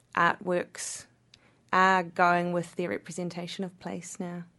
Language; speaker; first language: English; native; English